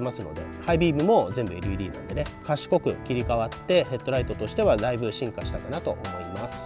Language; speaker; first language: Japanese; native; Japanese